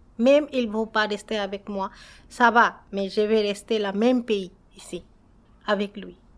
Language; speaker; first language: French; non-native, learner; Bangla